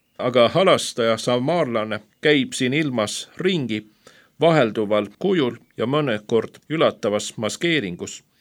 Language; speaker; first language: Estonian; non-native, fluent; Swedish